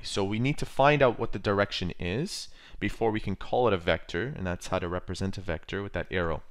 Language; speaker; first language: English; native; English